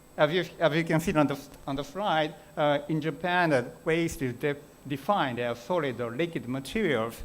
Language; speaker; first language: English; non-native, learner; Japanese